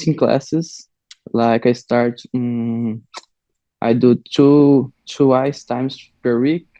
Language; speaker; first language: English; non-native, learner; Portuguese